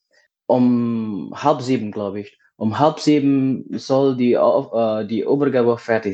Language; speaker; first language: German; non-native, fluent; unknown